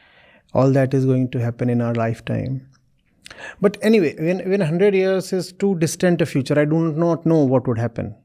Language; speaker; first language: English; non-native, local second language; Hindi